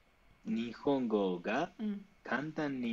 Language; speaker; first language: Japanese; non-native, learner; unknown